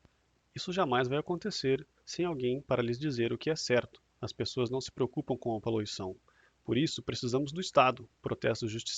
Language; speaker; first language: Portuguese; native; Portuguese